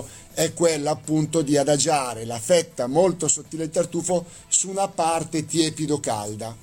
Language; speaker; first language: Italian; native; Italian